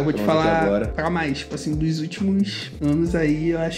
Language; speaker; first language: Portuguese; native; Portuguese